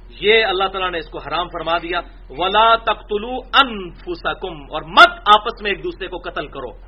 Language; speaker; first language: Urdu; non-native, local second language; Punjabi